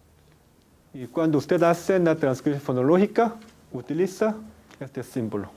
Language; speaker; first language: Spanish; non-native, fluent; Korean